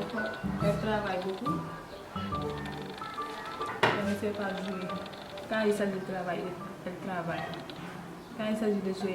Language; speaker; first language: French; non-native, local second language; Wolof